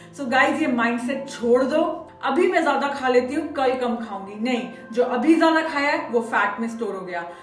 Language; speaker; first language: Hindi; native; Hindi